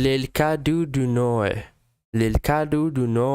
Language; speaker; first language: French; non-native, learner; English